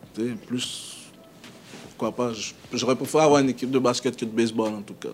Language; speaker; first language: French; early bilingual, other home language; Haitian Creole